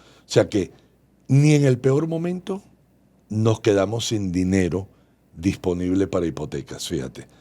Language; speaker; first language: Spanish; native; Spanish